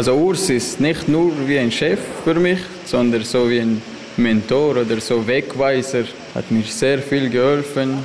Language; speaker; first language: German; non-native, learner; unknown